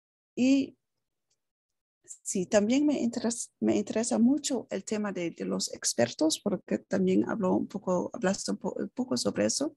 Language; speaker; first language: Spanish; non-native, fluent; Dutch